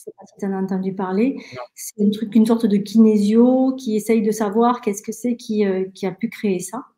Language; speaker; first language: French; early bilingual, other home language; Spanish